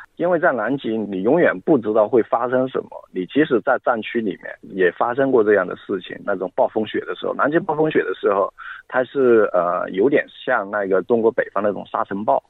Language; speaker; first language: Chinese; native; Chinese